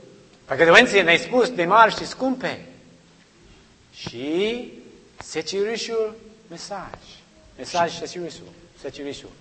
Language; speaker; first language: Romanian; non-native, learner; English